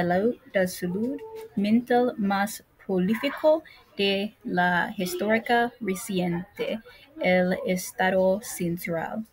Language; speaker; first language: Spanish; non-native, learner; English